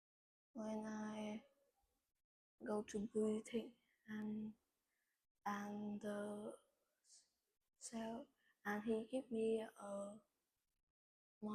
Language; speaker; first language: English; non-native, learner; Vietnamese